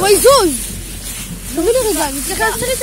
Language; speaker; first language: Hebrew; native; Hebrew